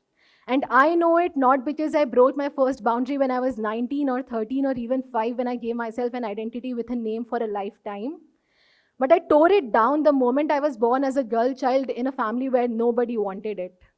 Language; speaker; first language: English; non-native, local second language; Hindi